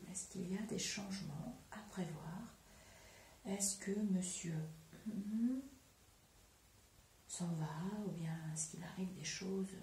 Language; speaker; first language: French; native; French